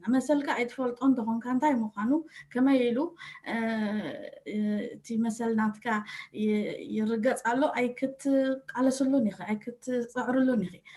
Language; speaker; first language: Tigrinya; early bilingual, heritage; Tigrinya